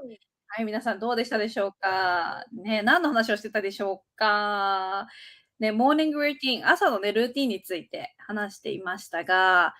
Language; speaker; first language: Japanese; native; Japanese